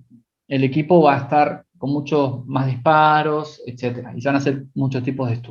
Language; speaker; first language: Spanish; native; Spanish